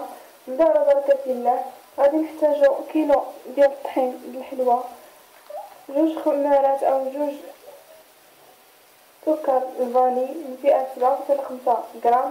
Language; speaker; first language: Arabic; native; Arabic